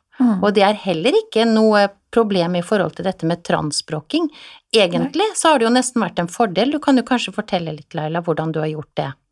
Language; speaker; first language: Norwegian; native; Norwegian